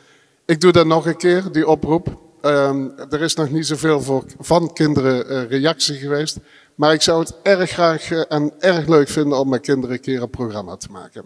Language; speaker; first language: Dutch; native; Dutch